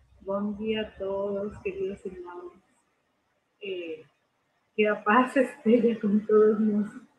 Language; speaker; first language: Portuguese; non-native, learner; Spanish